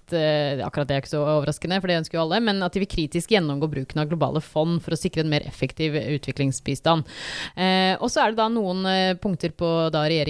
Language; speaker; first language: Norwegian; native; Norwegian